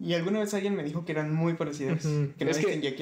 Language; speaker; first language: Spanish; native; Spanish